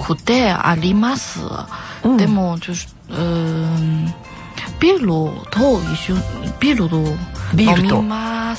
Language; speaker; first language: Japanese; non-native, learner; Chinese